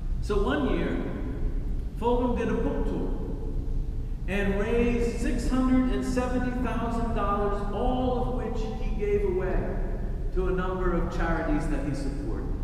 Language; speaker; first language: English; native; English